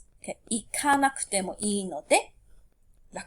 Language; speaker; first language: Japanese; non-native, fluent; English